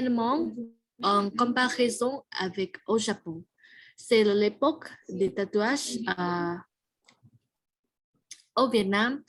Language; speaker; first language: French; non-native, learner; Vietnamese